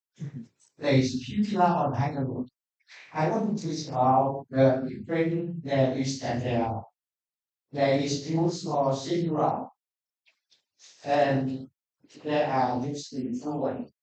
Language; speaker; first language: English; non-native, learner; Thai